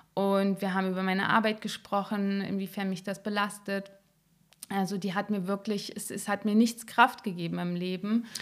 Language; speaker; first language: German; native; German